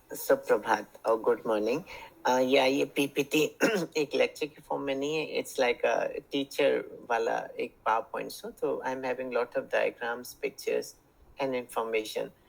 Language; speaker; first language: Hindi; native; Hindi